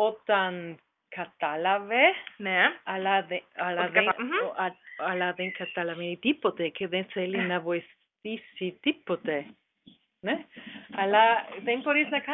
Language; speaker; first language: Greek; non-native, learner; German